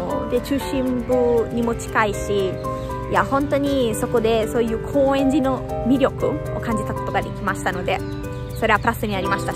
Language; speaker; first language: Japanese; non-native, fluent; Italian